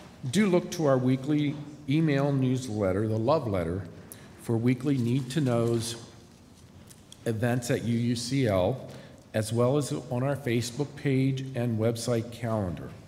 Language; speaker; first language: English; native; English